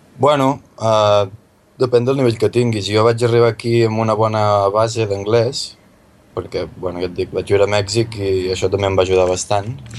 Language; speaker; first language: Catalan; native; Catalan